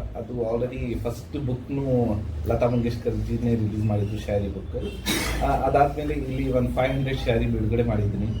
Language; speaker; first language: Kannada; non-native, local second language; Urdu